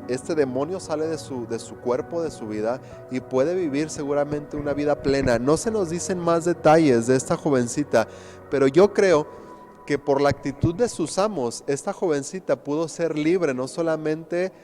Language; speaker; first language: Spanish; native; Spanish